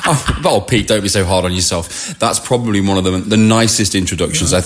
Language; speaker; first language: English; native; English